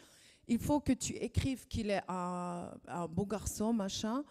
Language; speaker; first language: French; non-native, fluent; German